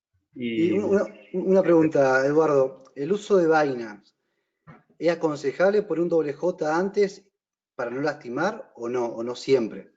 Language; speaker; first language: Spanish; native; Spanish